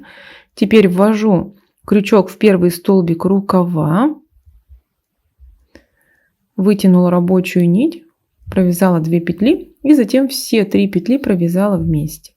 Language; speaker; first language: Russian; native; Russian